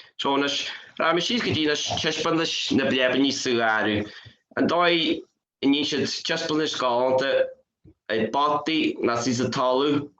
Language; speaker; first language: Irish; native; Irish